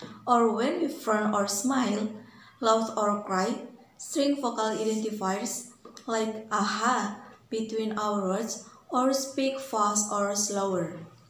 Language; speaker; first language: English; non-native, fluent; Indonesian